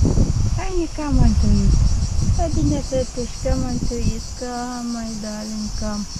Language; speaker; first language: English; non-native, learner; Turkish